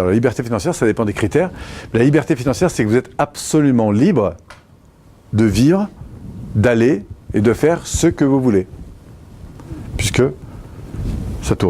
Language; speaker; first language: French; native; French